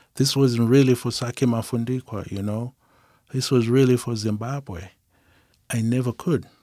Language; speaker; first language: English; non-native, local second language; Shona